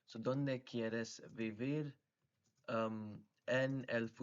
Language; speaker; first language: Spanish; non-native, fluent; English